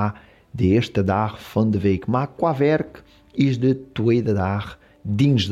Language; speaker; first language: Dutch; non-native, fluent; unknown